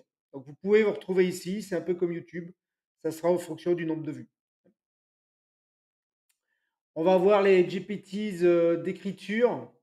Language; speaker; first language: French; native; French